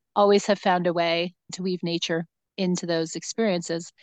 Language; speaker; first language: English; native; English